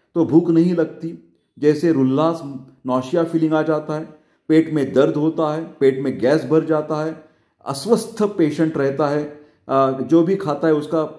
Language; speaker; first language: Hindi; non-native, local second language; Marathi